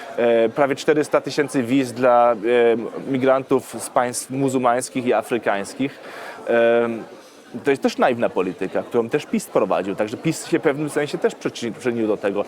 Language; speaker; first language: Polish; early bilingual, heritage; Polish